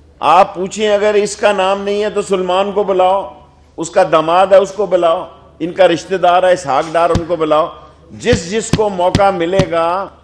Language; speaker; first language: Urdu; non-native, local second language; Punjabi